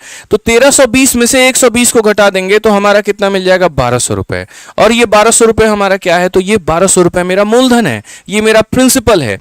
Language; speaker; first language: Hindi; native; Hindi